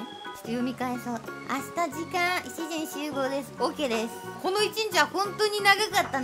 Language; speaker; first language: Japanese; native; Japanese